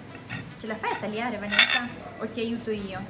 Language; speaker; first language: Italian; native; Italian